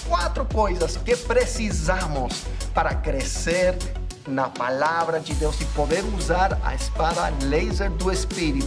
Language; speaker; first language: Portuguese; non-native, fluent; English